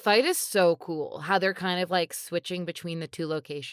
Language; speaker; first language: English; native; English